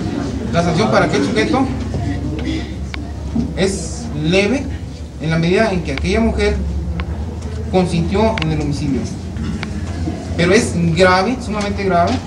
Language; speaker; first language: Spanish; native; Spanish